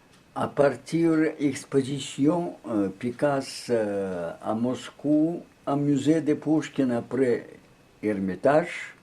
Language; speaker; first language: French; non-native, learner; Russian